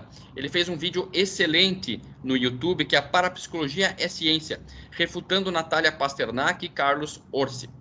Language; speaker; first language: Portuguese; native; Portuguese